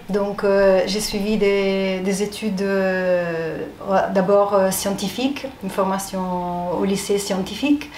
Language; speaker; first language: French; non-native, fluent; Italian